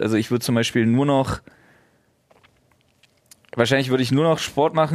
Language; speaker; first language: German; native; German